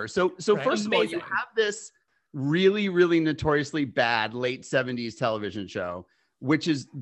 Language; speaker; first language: English; native; English